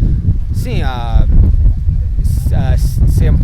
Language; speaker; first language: Portuguese; non-native, learner; English